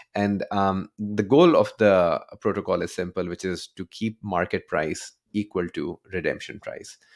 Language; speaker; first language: English; non-native, local second language; Urdu